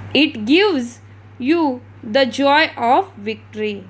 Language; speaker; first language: Hindi; non-native, local second language; Marathi